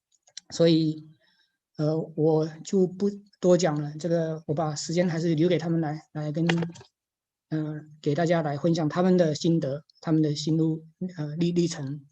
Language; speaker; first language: Chinese; native; Chinese